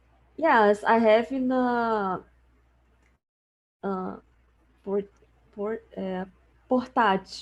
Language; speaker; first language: English; non-native, learner; Portuguese